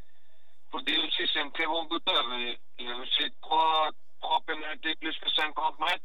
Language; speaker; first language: French; non-native, learner; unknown